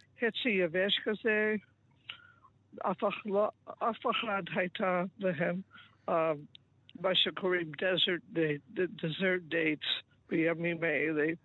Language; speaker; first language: Hebrew; non-native, fluent; English